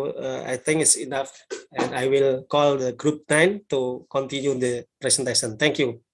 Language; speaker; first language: English; non-native, learner; Indonesian